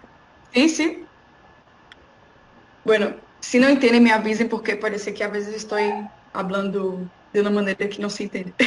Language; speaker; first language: Spanish; non-native, fluent; Portuguese